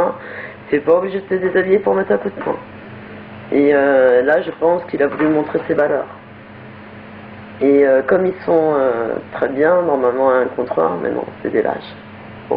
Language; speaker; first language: French; native; French